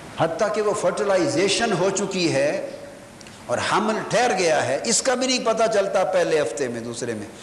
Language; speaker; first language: Urdu; non-native, local second language; Punjabi